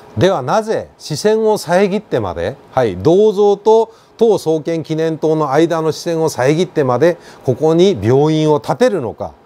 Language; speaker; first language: Japanese; native; Japanese